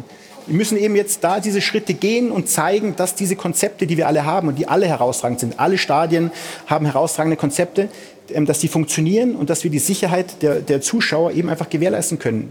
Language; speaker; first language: German; native; German